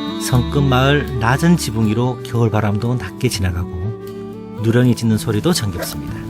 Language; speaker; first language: Korean; native; Korean